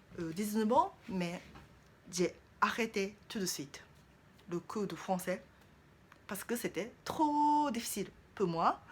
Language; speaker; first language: French; non-native, learner; Japanese